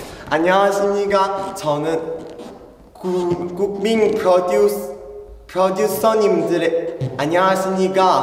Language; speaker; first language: Korean; non-native, learner; Chinese